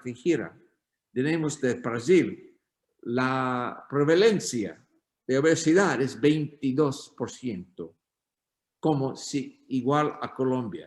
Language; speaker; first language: Spanish; non-native, learner; English